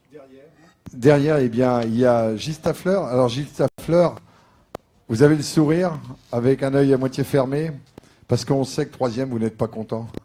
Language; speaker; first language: French; native; French